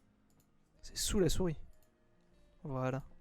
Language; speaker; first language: French; native; French